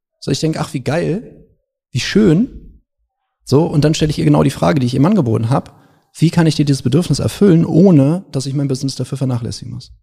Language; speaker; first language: German; native; German